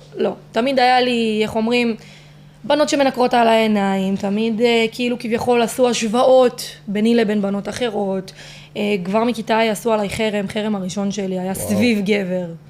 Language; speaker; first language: Hebrew; native; Hebrew